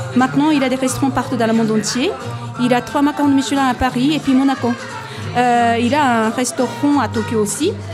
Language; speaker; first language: French; non-native, learner; Japanese